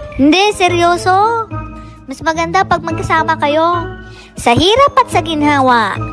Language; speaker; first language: Filipino; non-native, local second language; Iloko